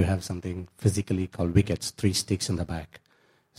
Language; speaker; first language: English; non-native, local second language; Tamil